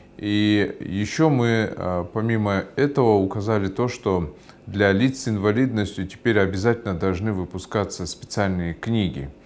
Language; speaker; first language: Russian; non-native, local second language; Kyrgyz